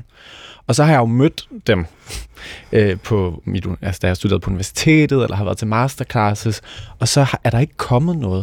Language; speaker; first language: Danish; native; Danish